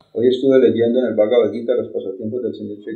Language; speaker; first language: Spanish; native; Spanish